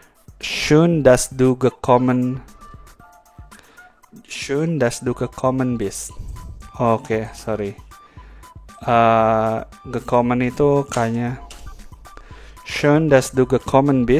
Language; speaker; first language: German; non-native, fluent; Indonesian